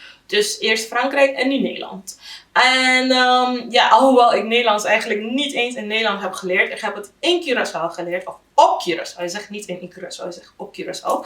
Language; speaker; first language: Dutch; non-native, local second language; Haitian Creole